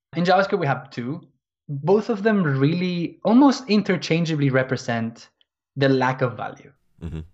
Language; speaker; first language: English; non-native, fluent; Spanish